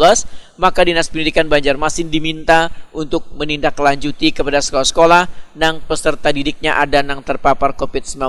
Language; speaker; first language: Indonesian; non-native, local second language; Banjar